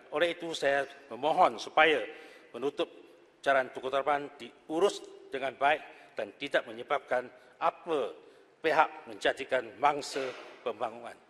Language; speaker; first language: Malay; non-native, local second language; Chinese